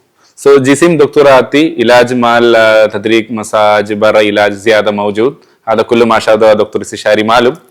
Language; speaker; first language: Arabic; non-native, learner; Malayalam